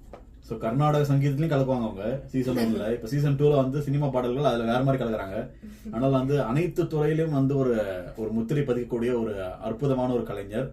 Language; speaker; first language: Tamil; native; Tamil